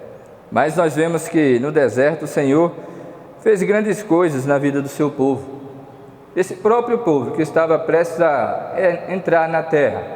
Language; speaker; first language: Portuguese; native; Portuguese